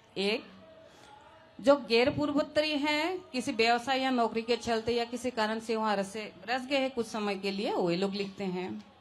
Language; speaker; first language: Hindi; non-native, local second language; Assamese